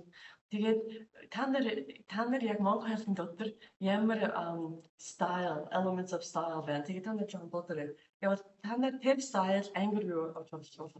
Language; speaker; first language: Mongolian; non-native, learner; English